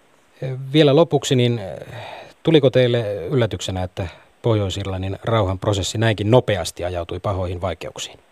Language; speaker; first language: Finnish; native; Finnish